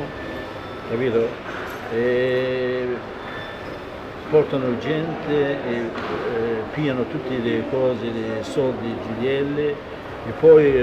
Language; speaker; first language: Italian; non-native, learner; Arabic